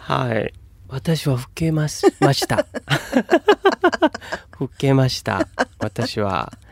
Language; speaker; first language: Japanese; non-native, learner; Korean